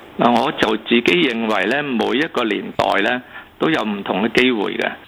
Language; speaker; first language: Cantonese; native; Cantonese